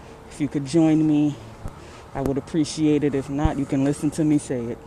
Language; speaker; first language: English; native; English